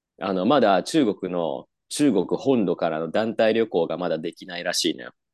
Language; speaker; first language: Japanese; native; Japanese